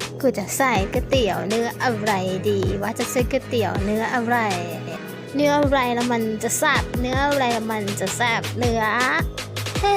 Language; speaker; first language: Thai; native; Thai